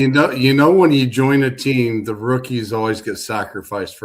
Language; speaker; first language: English; native; English